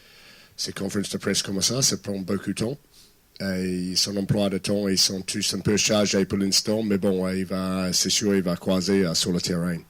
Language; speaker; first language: French; non-native, fluent; English